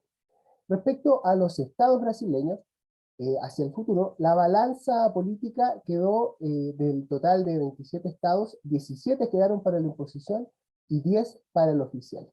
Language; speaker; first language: Spanish; native; Spanish